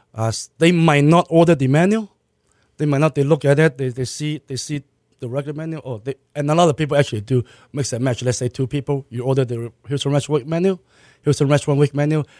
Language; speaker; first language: English; non-native, local second language; Cantonese